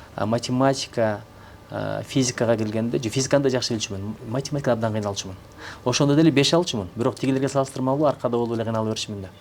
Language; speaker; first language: Kyrgyz; native; Kyrgyz